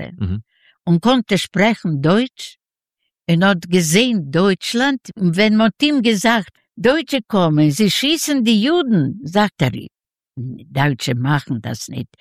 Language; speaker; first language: German; non-native, learner; Yiddish